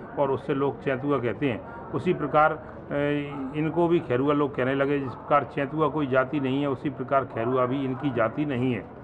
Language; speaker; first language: Hindi; native; Hindi